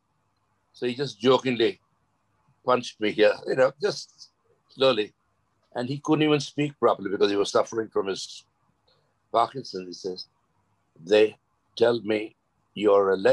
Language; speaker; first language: English; non-native, local second language; Gujarati